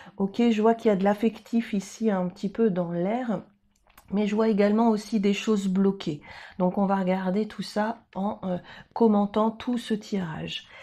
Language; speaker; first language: French; native; French